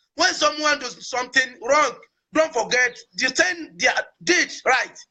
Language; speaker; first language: English; non-native, local second language; Yoruba